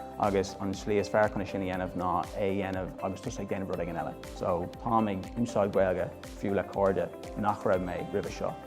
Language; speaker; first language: Irish; non-native, local second language; English